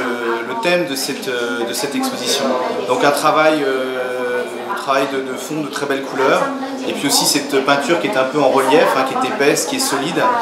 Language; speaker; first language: French; native; French